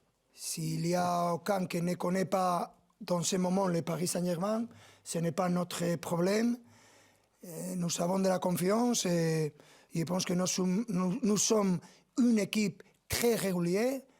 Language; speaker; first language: French; non-native, learner; Spanish